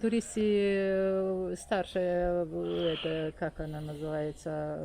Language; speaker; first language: Russian; non-native, local second language; Romanian